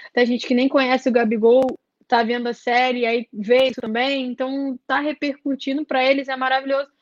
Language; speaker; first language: Portuguese; native; Portuguese